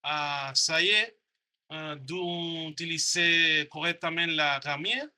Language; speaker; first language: French; non-native, learner; Spanish